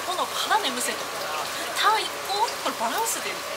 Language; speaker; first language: Korean; non-native, learner; Japanese